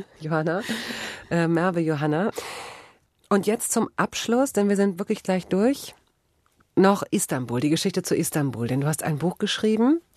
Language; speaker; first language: German; native; German